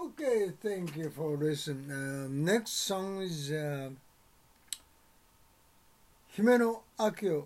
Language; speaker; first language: English; non-native, learner; Japanese